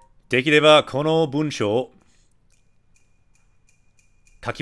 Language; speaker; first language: Japanese; non-native, fluent; English